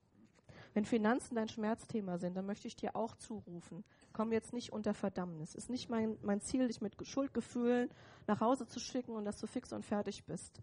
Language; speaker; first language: German; native; German